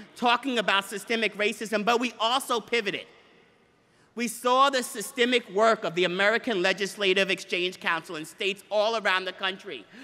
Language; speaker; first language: English; native; English